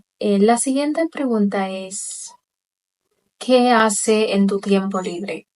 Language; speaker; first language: Spanish; non-native, local second language; Haitian Creole